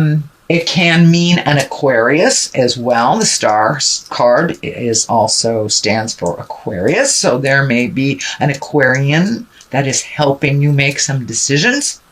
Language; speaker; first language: English; native; English